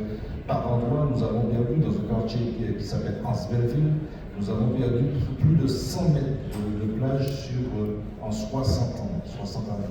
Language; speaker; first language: French; native; French